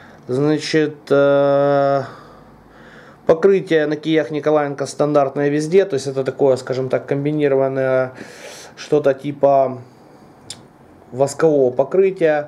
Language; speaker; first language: Russian; native; Russian